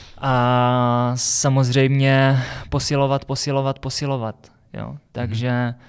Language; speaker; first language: Czech; native; Czech